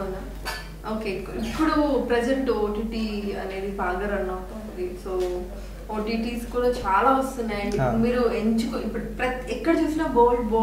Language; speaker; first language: Telugu; native; Telugu